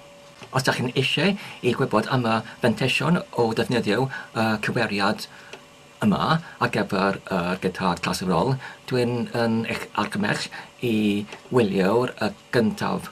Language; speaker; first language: Welsh; non-native, learner; English